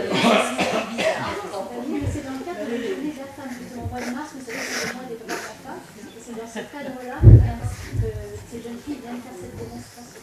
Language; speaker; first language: French; native; French